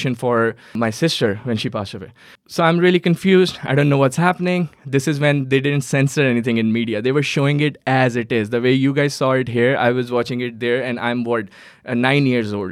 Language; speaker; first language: English; non-native, local second language; Urdu